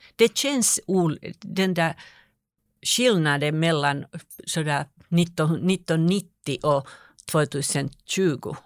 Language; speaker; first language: Swedish; non-native, local second language; Finnish